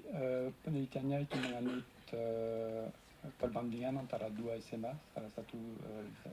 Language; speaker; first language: Indonesian; non-native, fluent; French